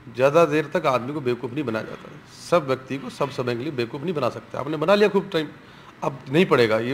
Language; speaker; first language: Hindi; native; Hindi